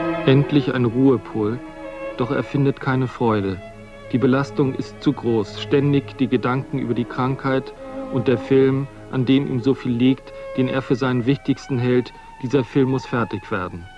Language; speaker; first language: German; native; German